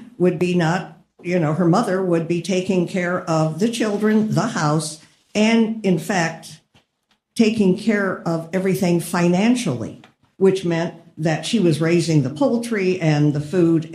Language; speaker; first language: English; native; English